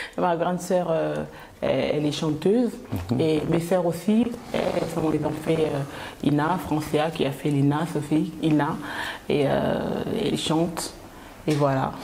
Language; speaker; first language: French; non-native, local second language; Lingala